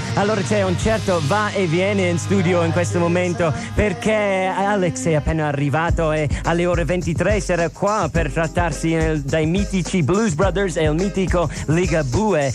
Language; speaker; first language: Italian; non-native, fluent; English